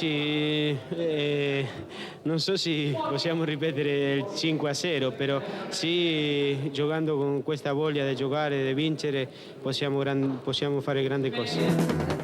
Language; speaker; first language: Italian; non-native, fluent; Spanish